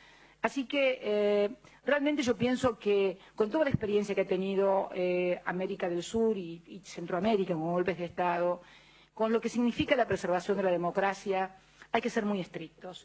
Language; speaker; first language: Spanish; native; Spanish